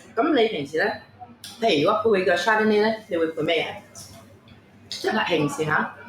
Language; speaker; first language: Cantonese; early bilingual, heritage; Cantonese